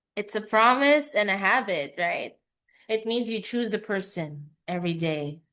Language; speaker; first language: English; non-native, local second language; Filipino